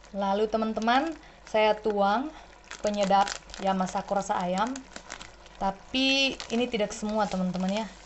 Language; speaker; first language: Indonesian; native; Indonesian